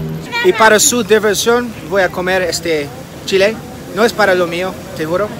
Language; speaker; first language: Spanish; non-native, fluent; English